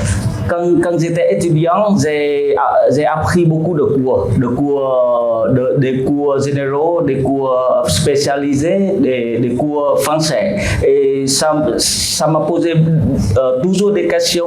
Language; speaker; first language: French; non-native, fluent; Vietnamese